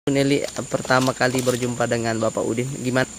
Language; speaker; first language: Indonesian; native; Indonesian